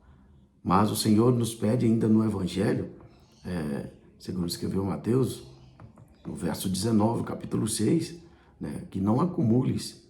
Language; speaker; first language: Portuguese; native; Portuguese